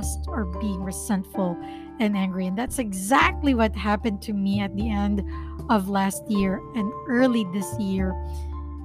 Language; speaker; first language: English; non-native, local second language; Filipino